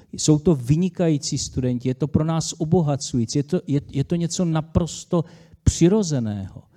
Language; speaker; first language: Czech; native; Czech